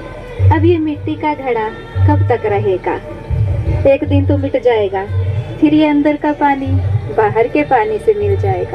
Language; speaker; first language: Hindi; native; Hindi